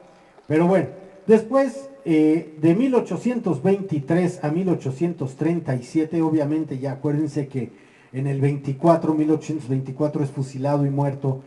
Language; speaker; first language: Spanish; native; Spanish